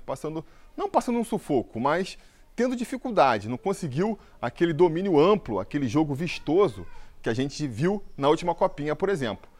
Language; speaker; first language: Portuguese; native; Portuguese